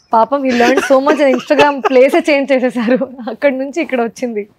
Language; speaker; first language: Telugu; non-native, fluent; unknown